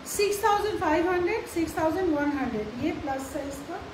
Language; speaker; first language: Hindi; non-native, local second language; Bangla